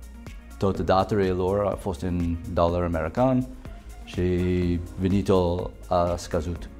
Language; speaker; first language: Romanian; non-native, learner; English